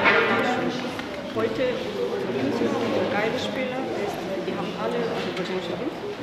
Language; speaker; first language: German; non-native, learner; Azerbaijani